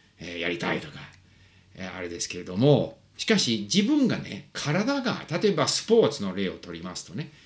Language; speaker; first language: Japanese; non-native, fluent; English